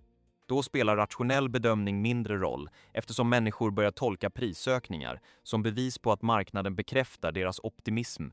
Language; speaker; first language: Swedish; native; Swedish